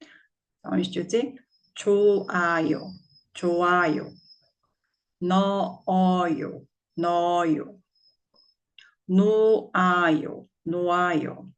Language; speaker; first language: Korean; non-native, fluent; Mongolian